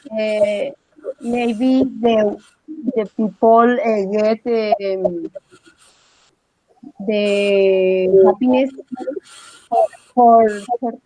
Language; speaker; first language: English; non-native, learner; Spanish